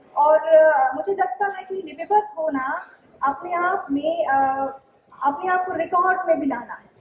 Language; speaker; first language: Hindi; non-native, local second language; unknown